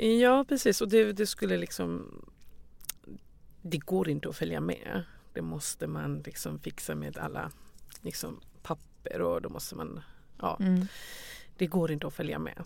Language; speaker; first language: Swedish; non-native, fluent; Persian